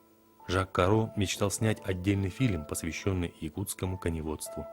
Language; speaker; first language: Russian; native; Russian